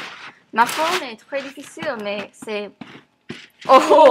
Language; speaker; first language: French; non-native, learner; English